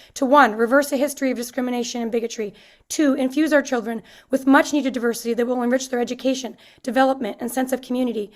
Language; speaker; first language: English; native; English